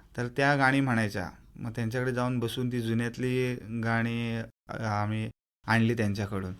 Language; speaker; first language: Marathi; native; Marathi